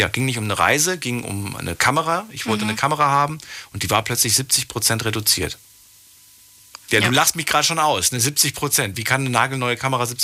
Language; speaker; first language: German; native; German